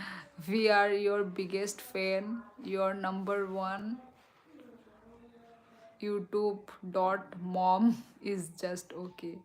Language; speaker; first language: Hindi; non-native, local second language; Kok Borok